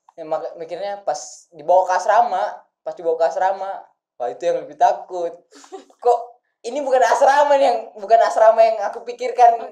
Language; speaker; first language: Indonesian; native; Indonesian